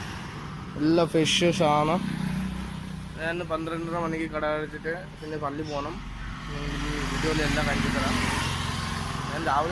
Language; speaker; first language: Malayalam; non-native, learner; Bangla